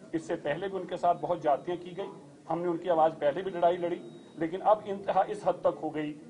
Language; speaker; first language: Hindi; non-native, local second language; Punjabi